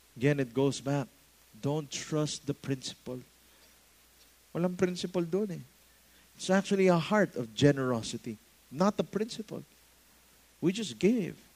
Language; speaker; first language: English; non-native, local second language; Filipino